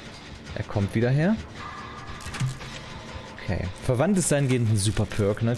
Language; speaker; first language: German; native; German